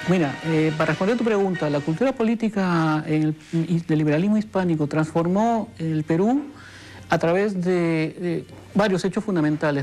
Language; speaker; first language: Spanish; native; Spanish